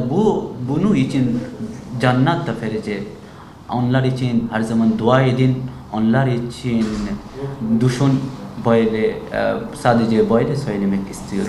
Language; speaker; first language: Turkish; non-native, learner; Bangla